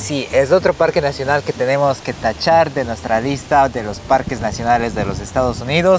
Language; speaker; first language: Spanish; native; Spanish